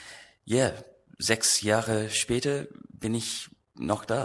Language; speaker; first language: German; non-native, learner; English